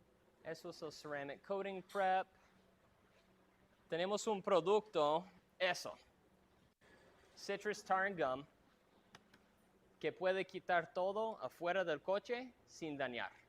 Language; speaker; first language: Spanish; non-native, fluent; English